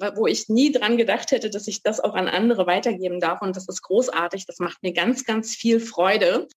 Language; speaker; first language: German; native; German